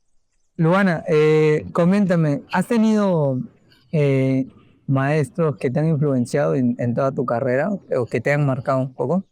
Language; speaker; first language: Spanish; native; Spanish